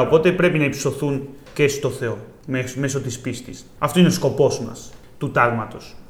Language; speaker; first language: Greek; non-native, fluent; Spanish